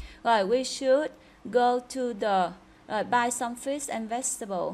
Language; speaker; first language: English; non-native, fluent; Vietnamese